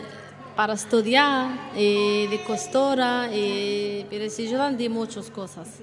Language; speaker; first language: Spanish; non-native, learner; Arabic